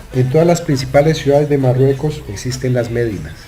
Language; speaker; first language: Spanish; native; Spanish